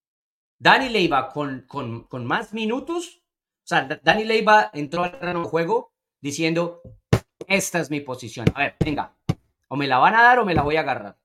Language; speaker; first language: Spanish; native; Spanish